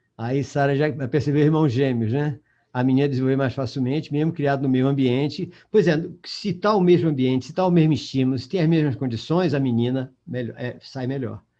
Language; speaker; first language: Portuguese; native; Portuguese